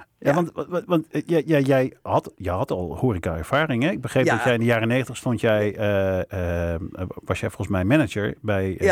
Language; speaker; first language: Dutch; native; Dutch